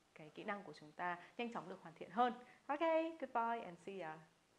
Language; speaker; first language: Vietnamese; native; Vietnamese